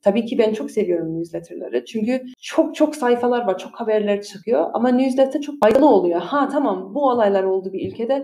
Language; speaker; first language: Turkish; early bilingual, heritage; Turkish